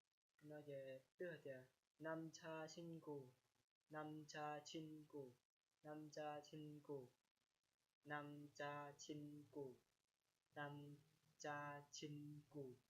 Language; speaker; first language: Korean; non-native, learner; Hmong